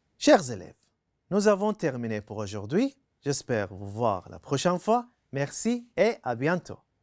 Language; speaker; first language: French; non-native, fluent; Arabic